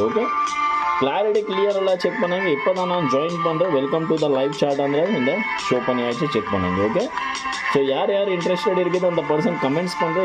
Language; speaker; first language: Tamil; non-native, local second language; Malayalam